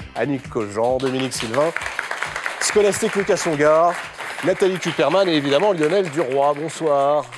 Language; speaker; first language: French; native; French